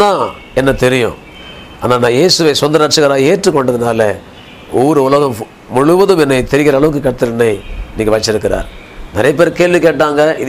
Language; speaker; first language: Tamil; native; Tamil